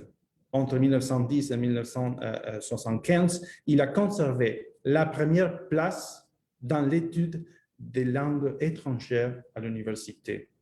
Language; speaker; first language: French; non-native, fluent; Spanish